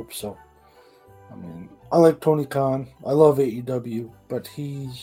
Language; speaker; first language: English; native; English